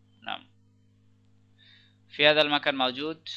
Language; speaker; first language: Arabic; non-native, learner; Bangla